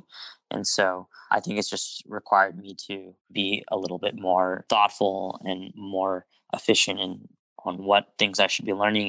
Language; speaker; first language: English; native; English